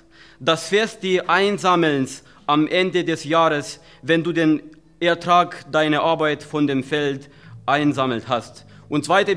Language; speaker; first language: German; non-native, fluent; Romanian